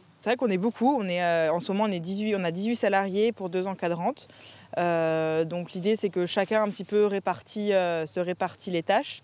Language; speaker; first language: French; native; French